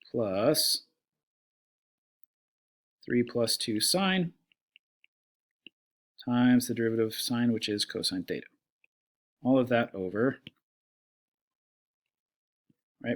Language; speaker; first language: English; native; English